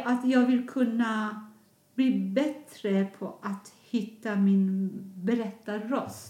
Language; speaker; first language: Swedish; non-native, fluent; Persian